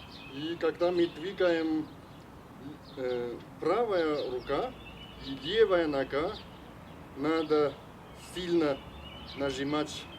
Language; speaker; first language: Russian; non-native, learner; Chinese